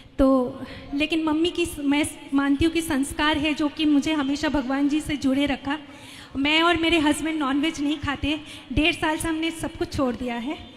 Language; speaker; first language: Hindi; non-native, local second language; Bangla